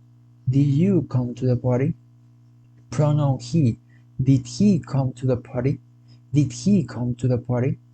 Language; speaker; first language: English; non-native, fluent; Spanish